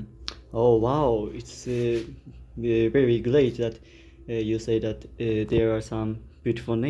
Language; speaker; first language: English; non-native, learner; Japanese